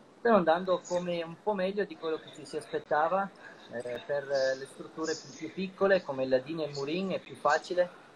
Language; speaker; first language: Italian; native; Italian